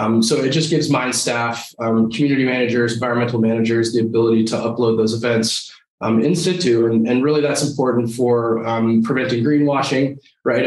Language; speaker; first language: English; native; English